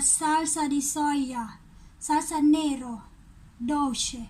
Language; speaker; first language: Italian; non-native, learner; Thai